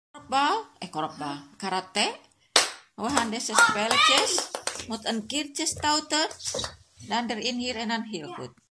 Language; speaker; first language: Dutch; non-native, learner; Indonesian